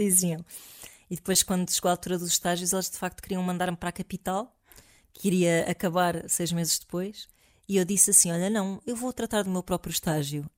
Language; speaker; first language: Portuguese; native; Portuguese